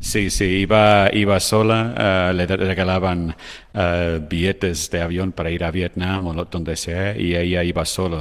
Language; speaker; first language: Spanish; non-native, fluent; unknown